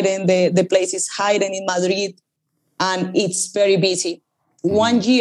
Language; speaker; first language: English; non-native, learner; Spanish